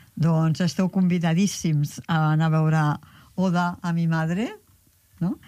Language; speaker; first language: Catalan; native; Catalan